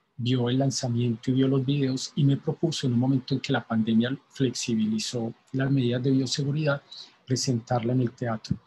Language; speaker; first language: Spanish; native; Spanish